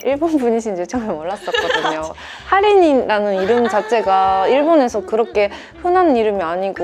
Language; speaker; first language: Korean; non-native, fluent; Japanese